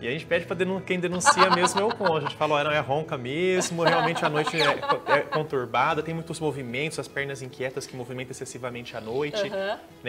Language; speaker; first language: Portuguese; native; Portuguese